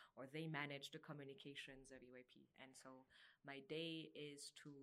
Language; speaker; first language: English; non-native, fluent; French